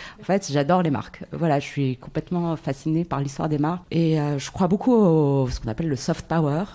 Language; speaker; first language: French; non-native, local second language; Arabic